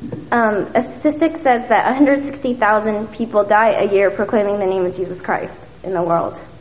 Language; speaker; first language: English; early bilingual, other home language; Min Nan Chinese